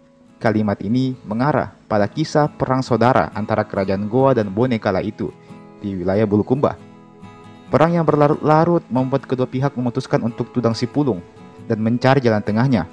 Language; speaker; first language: Indonesian; native; Indonesian